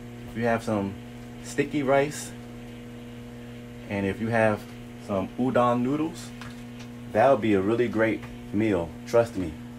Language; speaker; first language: English; native; English